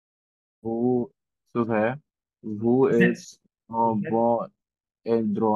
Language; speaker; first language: English; non-native, learner; Bangla